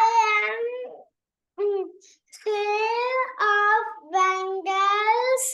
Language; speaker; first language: English; non-native, learner; Urdu